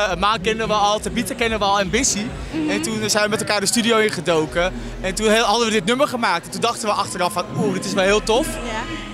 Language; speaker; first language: Dutch; native; Dutch